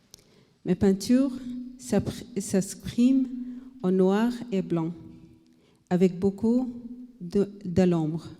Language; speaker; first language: French; non-native, learner; Arabic